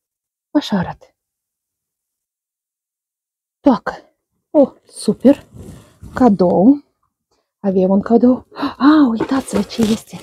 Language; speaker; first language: Romanian; non-native, learner; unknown